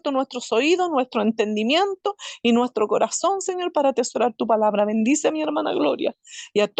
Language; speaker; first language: Spanish; native; Spanish